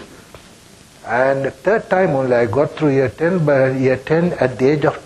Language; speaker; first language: English; non-native, local second language; Sinhala